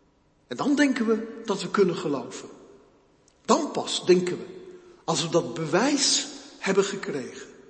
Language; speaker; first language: Dutch; native; Dutch